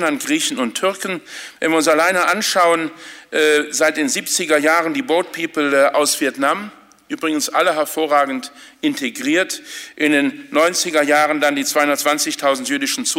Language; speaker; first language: German; native; German